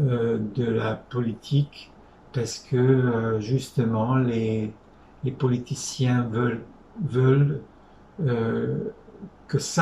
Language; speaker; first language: French; non-native, fluent; Hungarian